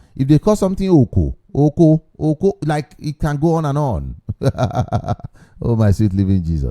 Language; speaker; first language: English; non-native, local second language; Yoruba